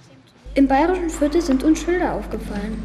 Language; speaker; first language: German; native; German